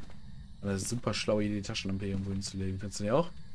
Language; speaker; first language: German; native; German